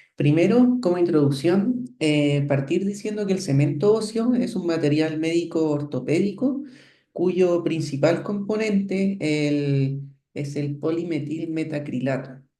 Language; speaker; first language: Spanish; native; Spanish